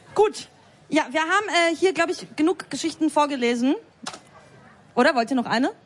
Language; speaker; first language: German; non-native, fluent; Bulgarian